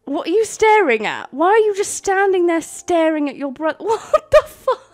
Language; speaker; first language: English; native; English